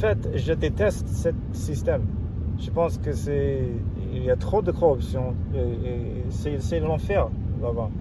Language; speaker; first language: French; non-native, learner; English